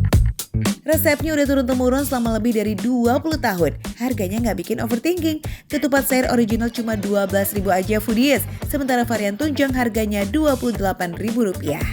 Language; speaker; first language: Indonesian; native; Indonesian